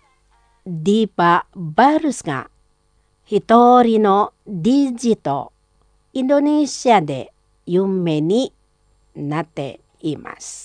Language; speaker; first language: Japanese; non-native, fluent; Indonesian